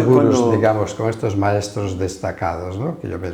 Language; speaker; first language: Spanish; native; Spanish